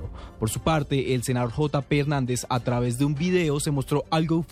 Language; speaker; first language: Spanish; native; Spanish